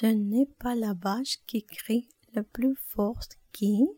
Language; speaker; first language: French; non-native, learner; Spanish